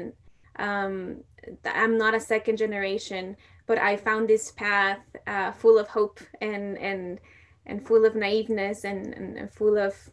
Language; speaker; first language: English; non-native, fluent; Spanish